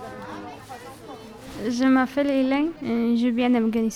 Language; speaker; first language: French; non-native, learner; Pashto